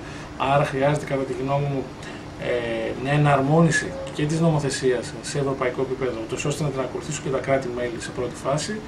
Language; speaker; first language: Greek; native; Greek